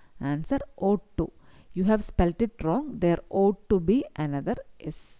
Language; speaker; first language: English; non-native, local second language; Malayalam